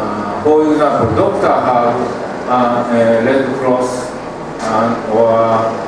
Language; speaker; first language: English; non-native, learner; Japanese